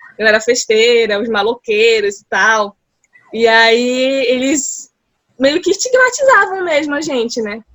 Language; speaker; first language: Portuguese; early bilingual, heritage; Portuguese